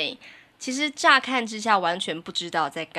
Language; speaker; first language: Chinese; native; Chinese